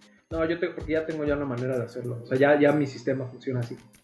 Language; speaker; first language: Spanish; native; Spanish